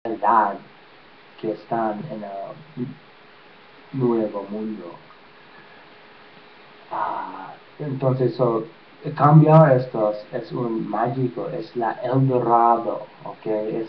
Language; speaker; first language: Spanish; non-native, learner; English